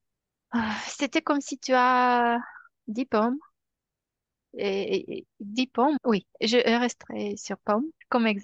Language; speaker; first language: French; non-native, fluent; Romanian